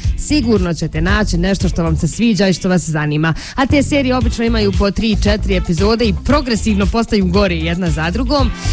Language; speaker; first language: Bosnian; native; Bosnian